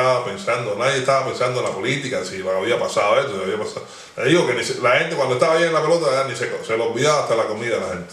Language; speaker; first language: Spanish; native; Spanish